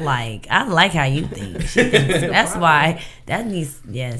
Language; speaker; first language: English; native; English